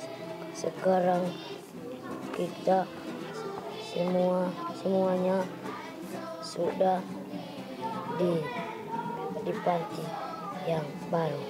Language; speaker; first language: Indonesian; non-native, local second language; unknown